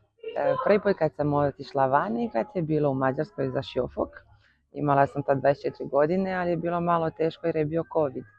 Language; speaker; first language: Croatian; early bilingual, heritage; Croatian